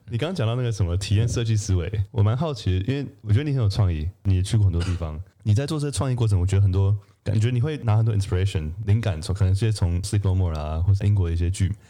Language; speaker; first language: Chinese; native; Chinese